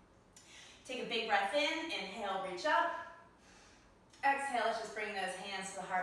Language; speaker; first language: English; native; English